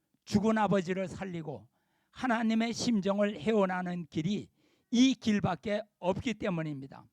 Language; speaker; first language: Korean; native; Korean